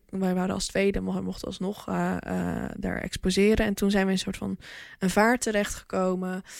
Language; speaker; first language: Dutch; early bilingual, other home language; Bosnian